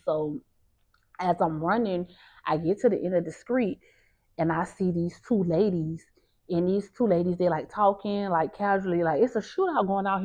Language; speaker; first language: English; native; English